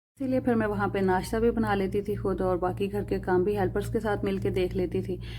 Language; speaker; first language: Urdu; non-native, local second language; Punjabi